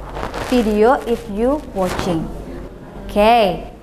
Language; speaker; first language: English; non-native, learner; Indonesian